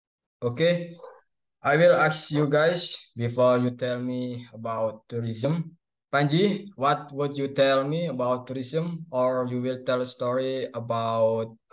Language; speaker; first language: English; non-native, learner; Indonesian